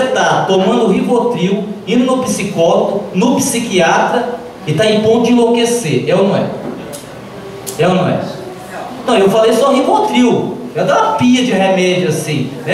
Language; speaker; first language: Portuguese; native; Portuguese